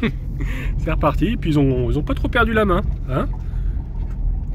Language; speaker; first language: French; native; French